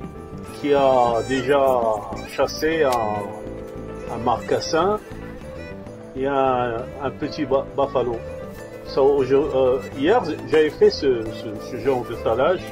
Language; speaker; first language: French; non-native, local second language; Arabic